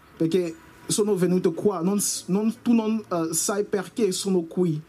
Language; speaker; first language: Italian; non-native, learner; French